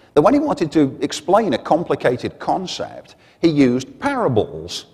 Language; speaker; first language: English; native; English